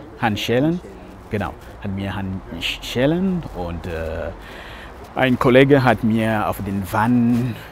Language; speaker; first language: German; non-native, learner; French